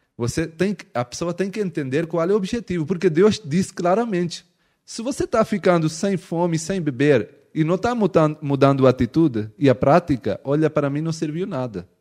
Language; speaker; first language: Portuguese; non-native, fluent; Urdu